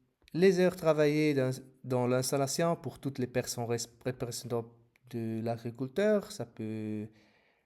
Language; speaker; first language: French; non-native, fluent; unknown